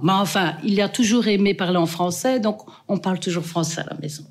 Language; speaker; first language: French; native; French